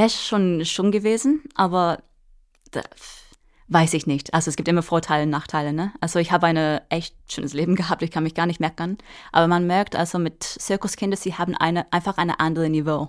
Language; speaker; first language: German; non-native, fluent; English